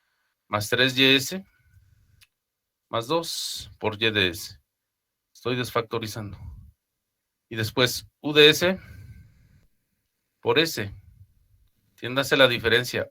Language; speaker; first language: Spanish; native; Spanish